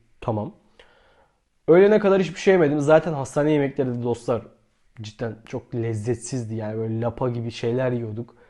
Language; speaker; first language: Turkish; native; Turkish